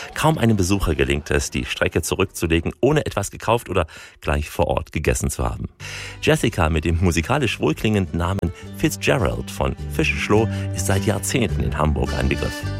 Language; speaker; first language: German; native; German